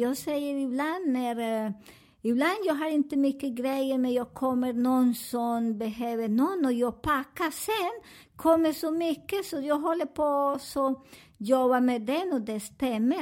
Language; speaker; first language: Swedish; non-native, learner; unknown